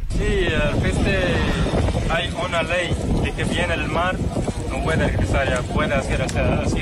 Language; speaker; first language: Spanish; non-native, learner; Arabic